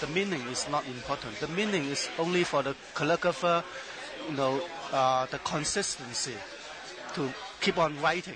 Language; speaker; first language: English; non-native, learner; Chinese